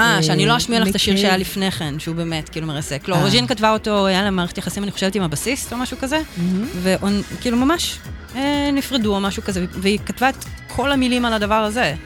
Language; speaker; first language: Hebrew; native; Hebrew